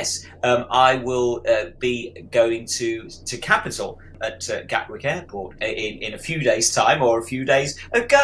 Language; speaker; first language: English; native; English